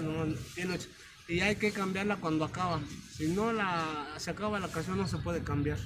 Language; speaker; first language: Spanish; native; Spanish